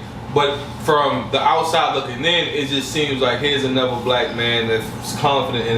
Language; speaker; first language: English; native; English